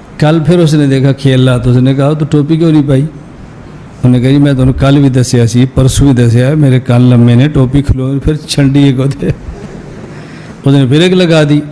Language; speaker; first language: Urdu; non-native, local second language; Punjabi